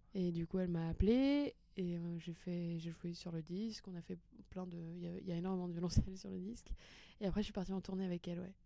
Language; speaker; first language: French; early bilingual, other home language; Portuguese